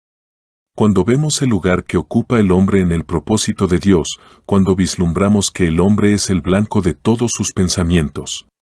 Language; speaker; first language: Spanish; native; Spanish